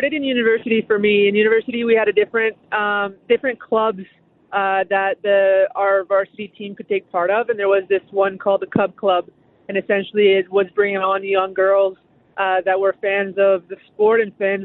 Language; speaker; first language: English; native; English